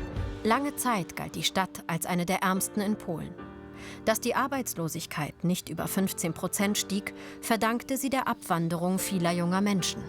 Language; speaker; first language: German; native; German